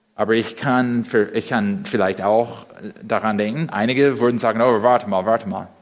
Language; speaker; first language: German; non-native, fluent; English